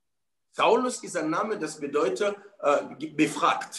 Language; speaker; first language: German; non-native, fluent; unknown